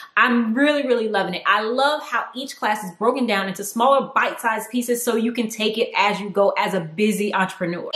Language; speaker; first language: English; native; English